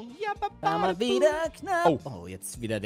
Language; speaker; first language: German; native; German